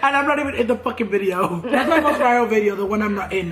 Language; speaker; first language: English; early bilingual, other home language; Spanish